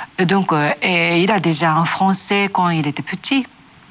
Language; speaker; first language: French; non-native, learner; Japanese